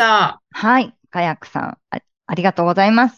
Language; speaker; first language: Japanese; native; Japanese